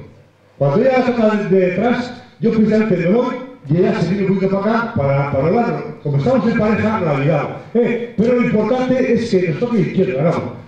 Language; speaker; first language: Spanish; native; Spanish